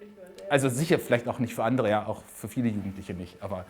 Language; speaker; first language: German; native; German